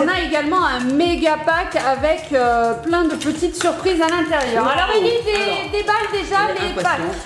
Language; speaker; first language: French; native; French